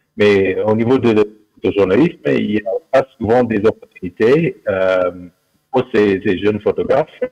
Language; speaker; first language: French; non-native, fluent; English